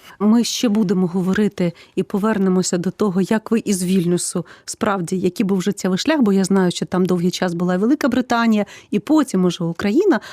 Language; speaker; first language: Ukrainian; native; Ukrainian